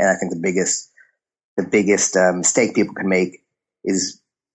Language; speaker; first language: English; native; English